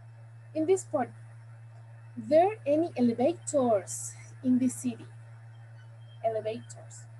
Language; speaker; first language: English; non-native, fluent; Spanish